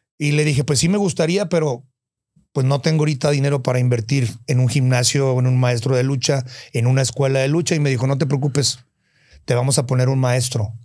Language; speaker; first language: Spanish; native; Spanish